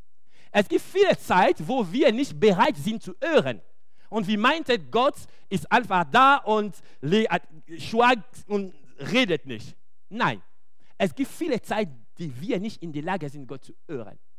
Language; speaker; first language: German; non-native, fluent; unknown